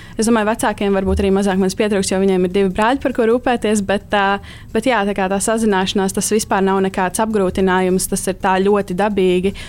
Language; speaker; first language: Latvian; native; Latvian